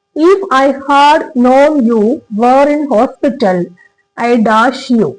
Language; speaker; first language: English; non-native, local second language; Malayalam